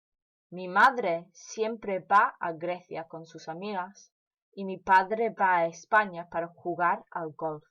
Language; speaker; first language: Spanish; non-native, fluent; English